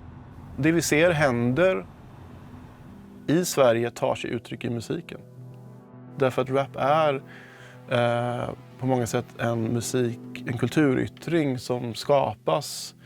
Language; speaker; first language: Swedish; native; Swedish